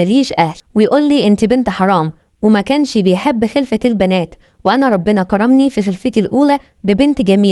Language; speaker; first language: Arabic; native; Arabic